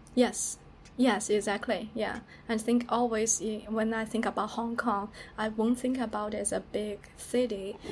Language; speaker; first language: English; non-native, fluent; Chinese